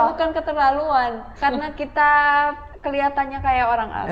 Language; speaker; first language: Indonesian; early bilingual, other home language; Korean